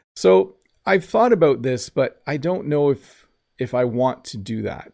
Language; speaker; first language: English; native; English